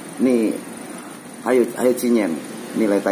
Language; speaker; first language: Chinese; non-native, learner; Indonesian